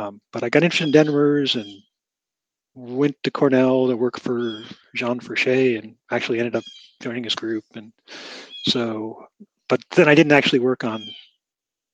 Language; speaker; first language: English; native; English